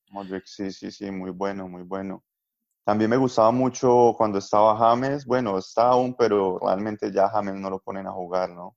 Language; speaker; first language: Spanish; native; Spanish